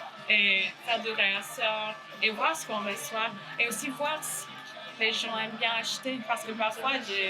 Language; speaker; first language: French; early bilingual, heritage; French